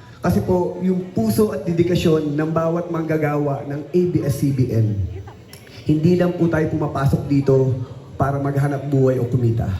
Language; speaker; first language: Filipino; native; Filipino